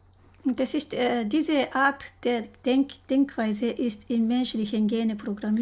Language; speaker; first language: German; non-native, learner; Japanese